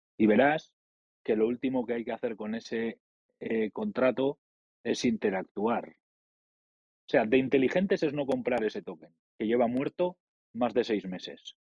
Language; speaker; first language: Spanish; native; Spanish